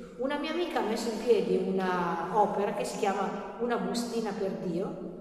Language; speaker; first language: Italian; native; Italian